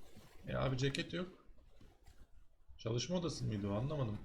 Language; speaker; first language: Turkish; native; Turkish